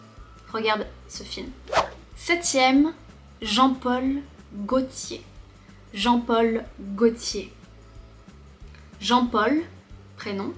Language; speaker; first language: French; native; French